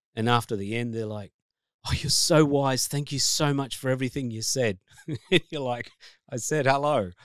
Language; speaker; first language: English; native; English